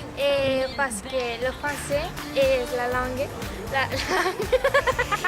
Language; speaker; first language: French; non-native, learner; Spanish